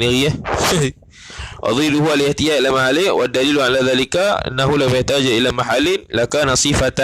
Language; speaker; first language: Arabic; non-native, fluent; Malay